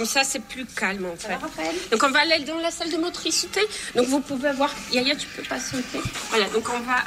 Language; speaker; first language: French; native; French